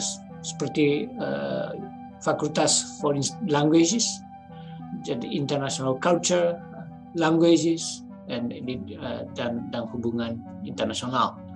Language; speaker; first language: Indonesian; non-native, fluent; Japanese